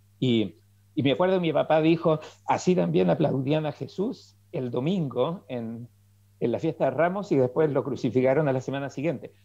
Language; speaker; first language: Spanish; native; Spanish